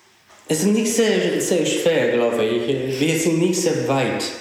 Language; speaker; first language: German; non-native, fluent; Spanish